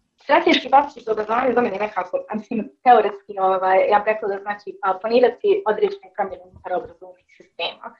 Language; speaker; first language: Croatian; native; Croatian